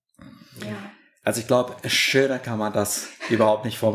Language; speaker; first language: German; native; German